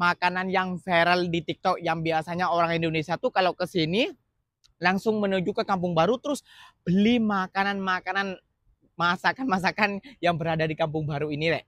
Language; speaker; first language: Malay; non-native, local second language; Javanese